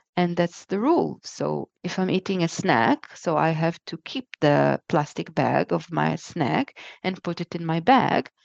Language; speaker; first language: English; non-native, fluent; Hebrew